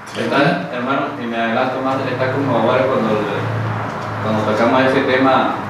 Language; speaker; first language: Spanish; native; Spanish